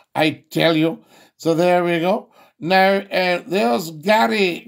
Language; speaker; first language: English; native; English